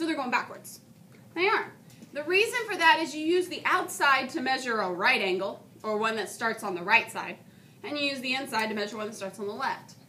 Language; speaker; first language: English; native; English